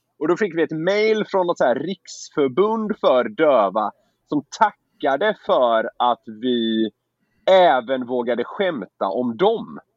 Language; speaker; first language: Swedish; native; Swedish